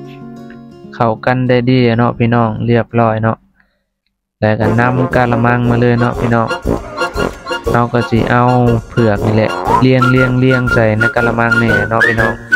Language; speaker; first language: Thai; non-native, local second language; Lao